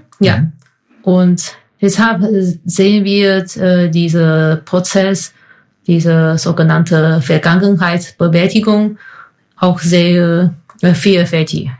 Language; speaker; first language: German; non-native, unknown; Chinese